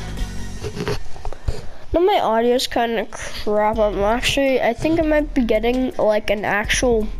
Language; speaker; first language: English; native; English